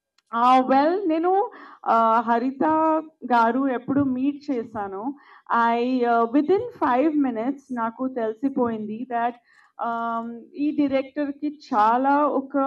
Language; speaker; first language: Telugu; non-native, local second language; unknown